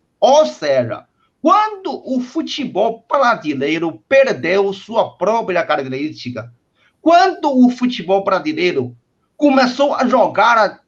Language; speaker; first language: Portuguese; non-native, fluent; Chinese